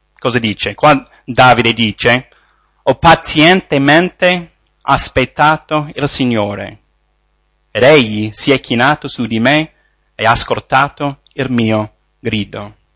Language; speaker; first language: Italian; non-native, fluent; English